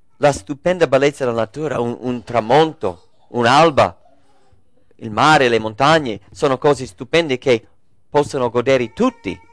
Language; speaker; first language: Italian; early bilingual, heritage; English